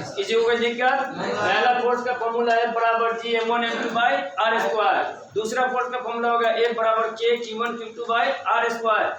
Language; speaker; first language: Hindi; native; Hindi